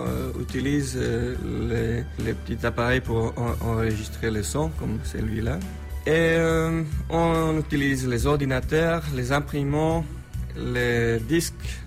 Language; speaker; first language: French; non-native, fluent; Slovenian